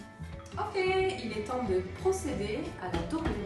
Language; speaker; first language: French; native; French